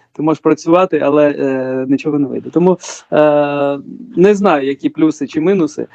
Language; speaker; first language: Ukrainian; early bilingual, other home language; Georgian